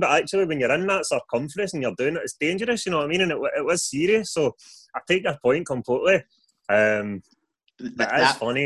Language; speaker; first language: English; native; English